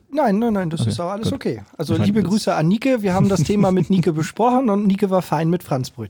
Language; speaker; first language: German; native; German